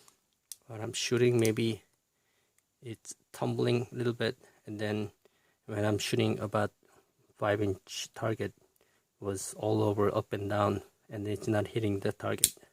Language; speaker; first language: English; non-native, fluent; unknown